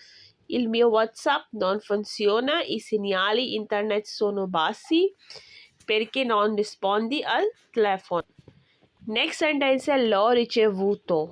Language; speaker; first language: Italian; non-native, fluent; Urdu